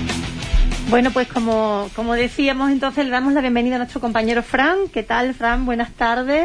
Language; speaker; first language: Spanish; native; Spanish